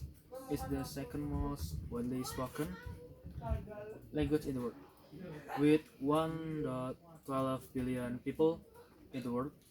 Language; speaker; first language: English; non-native, learner; Indonesian